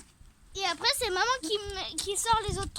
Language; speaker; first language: French; native; French